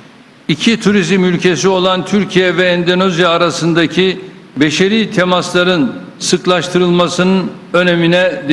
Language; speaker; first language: Turkish; native; Turkish